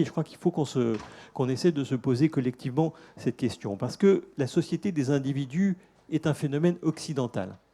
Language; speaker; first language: French; native; French